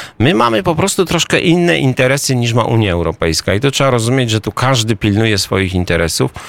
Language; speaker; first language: Polish; native; Polish